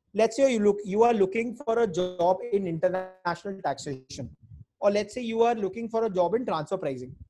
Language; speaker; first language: English; non-native, local second language; Hindi